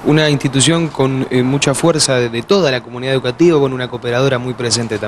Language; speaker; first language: Spanish; native; Spanish